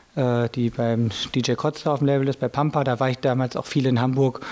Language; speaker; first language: German; native; German